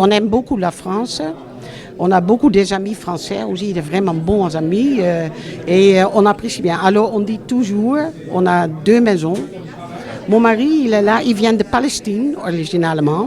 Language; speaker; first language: French; non-native, fluent; Dutch